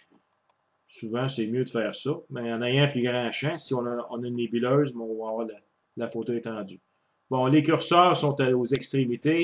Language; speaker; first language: French; native; French